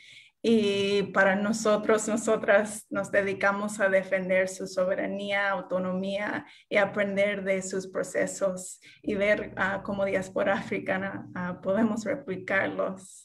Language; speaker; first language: Spanish; non-native, fluent; English